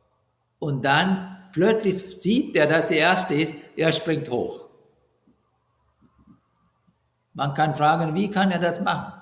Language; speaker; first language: German; non-native, learner; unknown